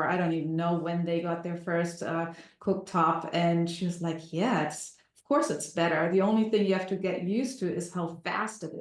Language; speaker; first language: English; non-native, fluent; German